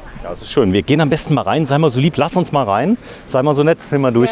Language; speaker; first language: German; native; German